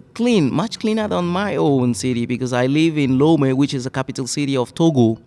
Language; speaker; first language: English; non-native, fluent; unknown